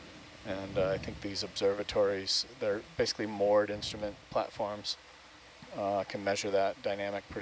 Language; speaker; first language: English; native; English